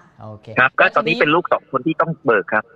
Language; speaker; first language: Thai; native; Thai